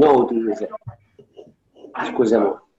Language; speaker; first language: French; non-native, learner; Romanian